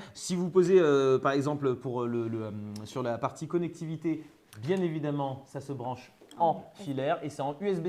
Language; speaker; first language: French; native; French